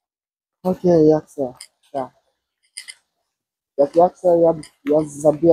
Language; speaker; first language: Polish; non-native, learner; English